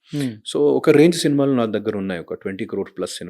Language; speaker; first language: Telugu; non-native, fluent; Hindi